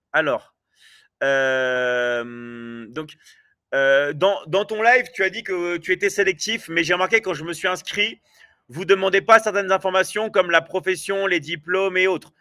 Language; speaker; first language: French; native; French